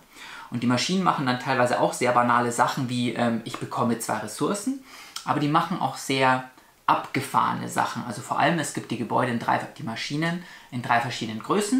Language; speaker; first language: German; native; German